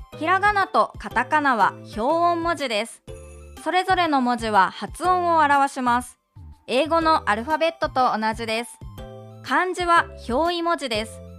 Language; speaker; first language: Japanese; native; Japanese